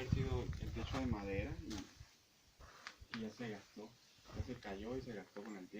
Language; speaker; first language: Spanish; native; Spanish